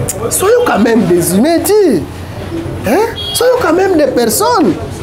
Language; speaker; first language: French; non-native, local second language; Swahili